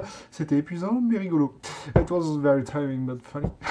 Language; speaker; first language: English; non-native, fluent; French